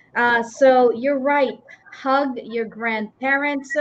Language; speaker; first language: English; non-native, local second language; Iloko